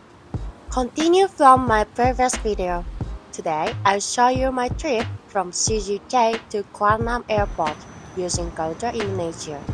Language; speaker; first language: English; non-native, fluent; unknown